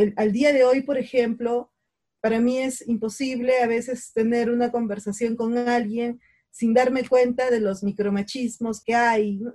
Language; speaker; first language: Spanish; native; Spanish